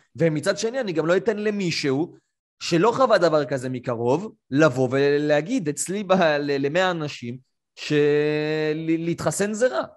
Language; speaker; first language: Hebrew; native; Hebrew